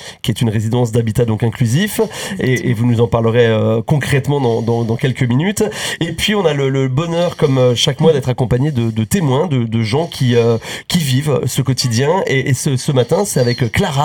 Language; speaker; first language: French; native; French